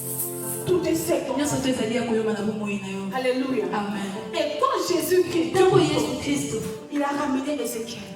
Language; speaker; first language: French; non-native, local second language; Lingala